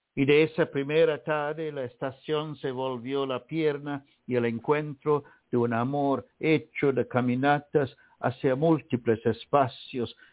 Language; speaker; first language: Spanish; non-native, fluent; English